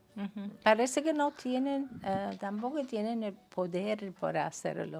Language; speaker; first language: Spanish; non-native, fluent; Persian